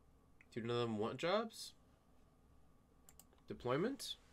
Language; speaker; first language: English; native; English